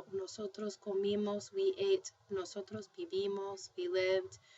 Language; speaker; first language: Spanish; non-native, fluent; English